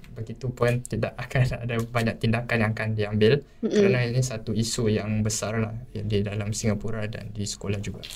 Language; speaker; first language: Malay; native; Malay